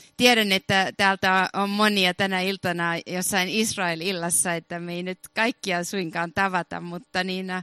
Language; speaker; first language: Finnish; early bilingual, heritage; Finnish